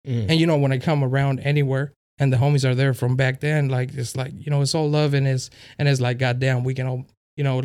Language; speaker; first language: English; non-native, fluent; Spanish